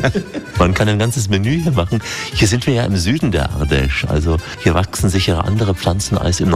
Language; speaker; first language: German; native; German